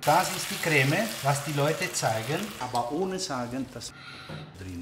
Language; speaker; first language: German; non-native, fluent; Italian